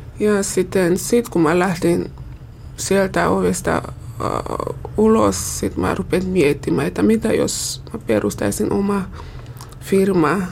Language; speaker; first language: Finnish; non-native, fluent; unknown